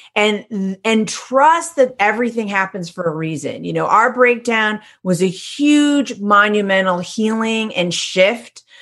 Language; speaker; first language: English; native; English